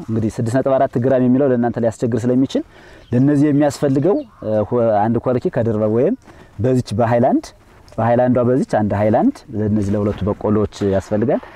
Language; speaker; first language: Amharic; native; Amharic